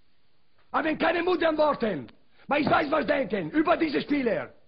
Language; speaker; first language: German; non-native, learner; Italian